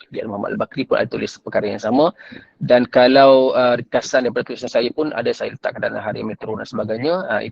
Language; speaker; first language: Malay; native; Malay